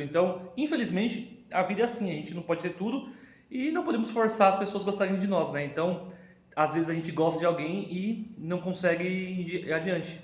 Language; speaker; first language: Portuguese; native; Portuguese